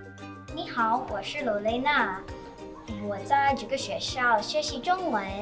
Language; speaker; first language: Chinese; non-native, learner; English